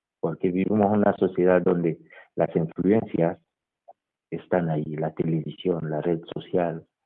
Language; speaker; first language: Spanish; non-native, fluent; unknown